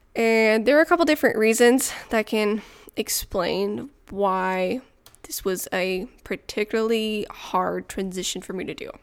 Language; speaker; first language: English; non-native, fluent; French